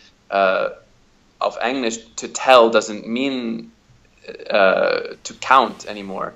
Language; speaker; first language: English; native; English